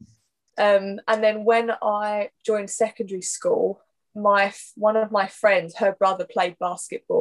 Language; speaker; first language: English; native; English